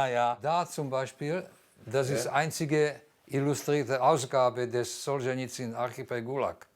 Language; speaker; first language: German; non-native, fluent; Slovak